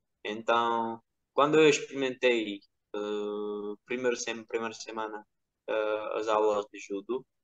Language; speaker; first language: Portuguese; non-native, fluent; Georgian